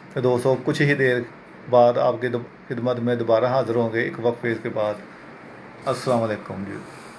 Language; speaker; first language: Hindi; non-native, local second language; Punjabi